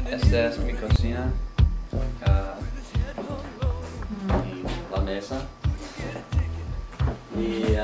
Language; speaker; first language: Spanish; non-native, learner; English